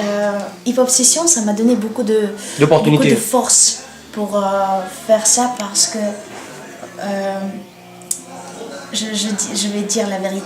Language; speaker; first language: French; non-native, learner; Bulgarian